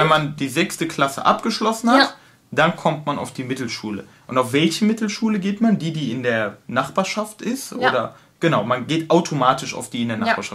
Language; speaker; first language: German; native; German